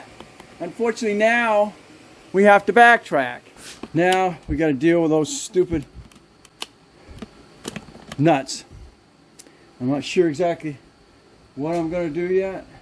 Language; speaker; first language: English; native; English